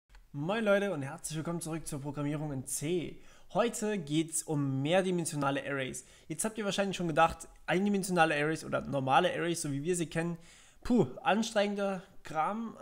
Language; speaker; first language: German; native; German